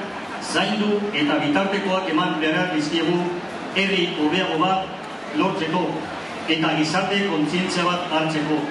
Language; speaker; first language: Basque; non-native, local second language; Spanish